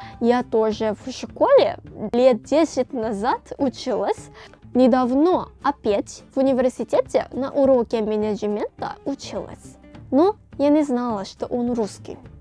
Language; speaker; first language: Russian; non-native, fluent; Korean